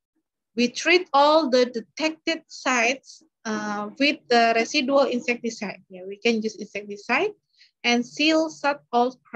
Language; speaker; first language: English; non-native, learner; Indonesian